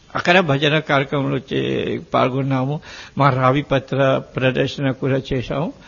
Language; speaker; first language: Telugu; non-native, fluent; Morisyen